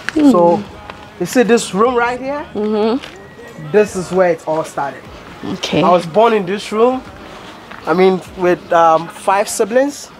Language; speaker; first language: English; non-native, local second language; Akan